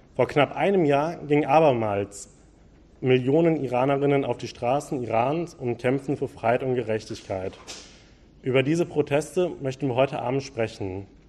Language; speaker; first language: German; native; German